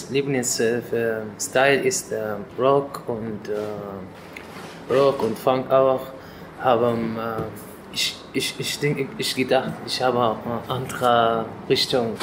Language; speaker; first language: German; non-native, learner; Arabic